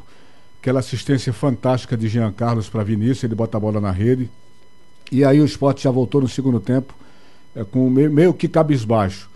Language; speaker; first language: Portuguese; native; Portuguese